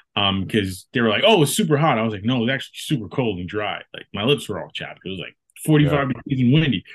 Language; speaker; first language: English; native; English